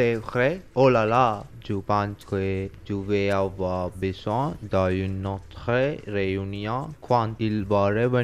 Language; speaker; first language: French; non-native, learner; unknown